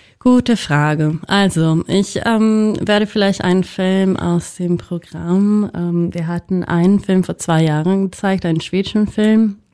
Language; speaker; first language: German; non-native, fluent; Swedish